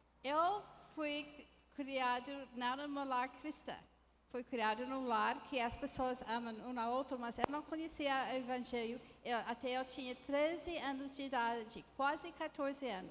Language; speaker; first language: Portuguese; non-native, fluent; English